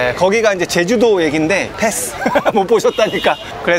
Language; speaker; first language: Korean; native; Korean